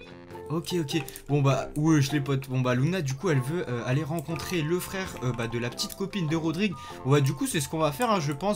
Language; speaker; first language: French; native; French